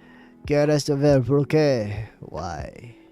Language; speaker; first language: Spanish; non-native, learner; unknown